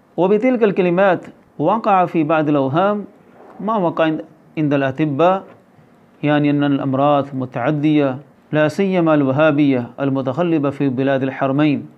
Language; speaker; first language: Arabic; non-native, fluent; Urdu